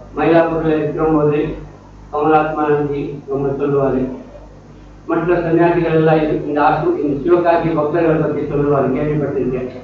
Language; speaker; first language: Tamil; non-native, learner; Kannada